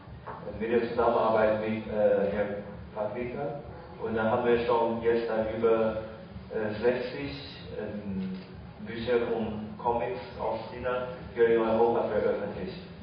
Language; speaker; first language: German; non-native, fluent; Chinese